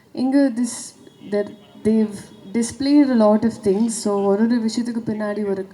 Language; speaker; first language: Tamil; non-native, learner; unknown